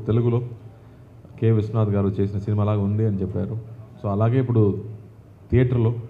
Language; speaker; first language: Telugu; non-native, fluent; Tamil